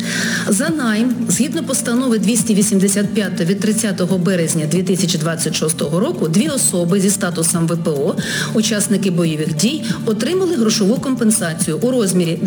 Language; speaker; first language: Ukrainian; native; Ukrainian